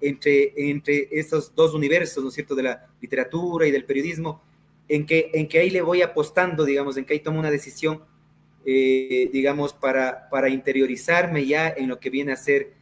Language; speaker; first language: Spanish; native; Spanish